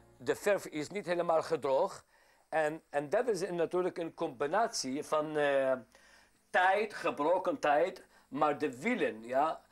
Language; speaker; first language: Dutch; non-native, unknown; Arabic